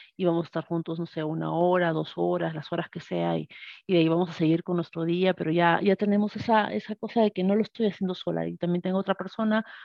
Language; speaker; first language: Spanish; native; Spanish